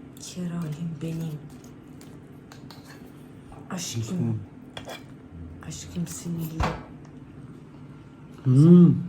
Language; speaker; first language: Turkish; non-native, learner; Persian